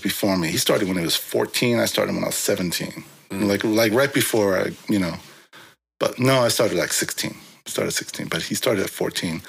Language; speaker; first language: English; early bilingual, other home language; Korean